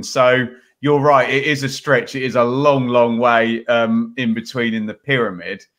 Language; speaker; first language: English; native; English